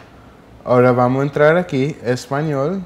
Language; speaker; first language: Spanish; early bilingual, heritage; English